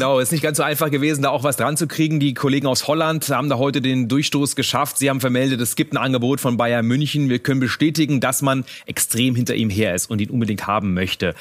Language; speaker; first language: German; native; German